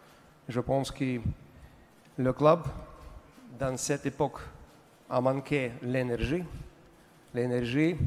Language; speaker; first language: French; non-native, learner; Russian